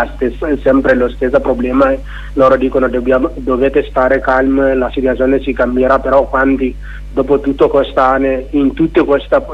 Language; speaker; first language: Italian; non-native, learner; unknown